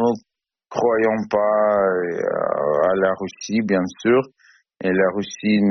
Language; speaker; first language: French; non-native, learner; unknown